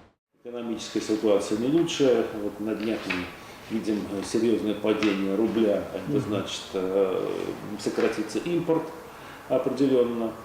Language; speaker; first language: Russian; native; Russian